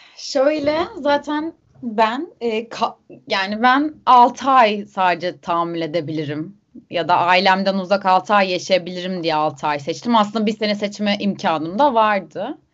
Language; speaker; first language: Turkish; native; Turkish